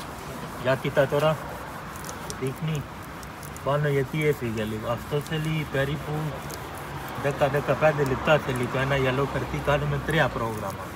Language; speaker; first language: Greek; non-native, learner; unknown